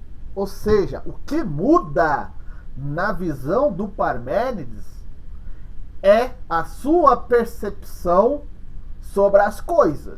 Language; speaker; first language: Portuguese; native; Portuguese